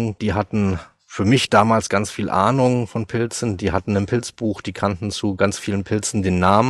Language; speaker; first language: German; native; German